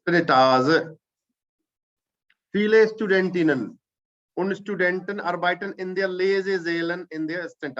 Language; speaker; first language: German; non-native, fluent; Hindi